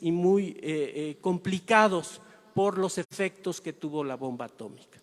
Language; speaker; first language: Spanish; native; Spanish